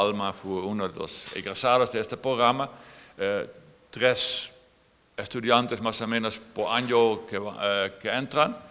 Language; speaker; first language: Spanish; non-native, fluent; Dutch